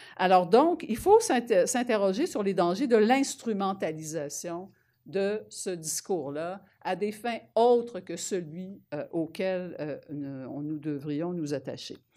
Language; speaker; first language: French; native; French